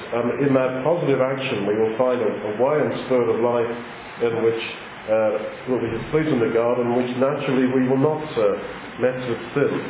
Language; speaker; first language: English; native; English